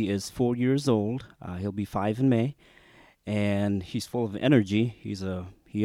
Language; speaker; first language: English; non-native, local second language; Khasi